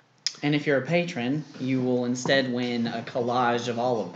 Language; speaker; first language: English; native; English